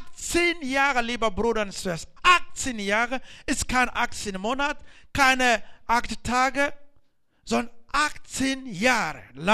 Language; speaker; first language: German; non-native, learner; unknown